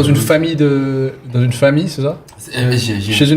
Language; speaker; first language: French; native; French